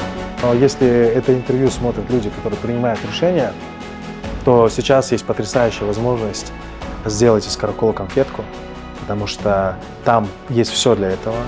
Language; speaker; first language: Russian; native; Russian